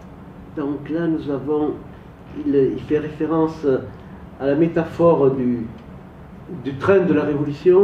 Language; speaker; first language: French; native; French